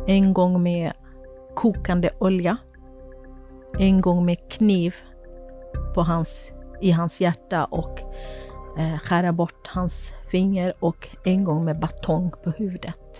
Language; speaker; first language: Swedish; non-native, fluent; Kurdish